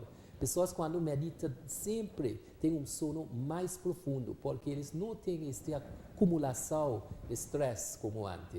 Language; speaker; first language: Portuguese; non-native, fluent; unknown